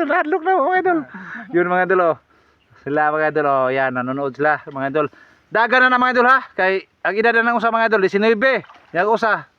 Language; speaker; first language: Filipino; non-native, local second language; Cebuano